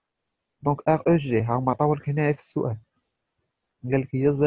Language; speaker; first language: Arabic; native; Arabic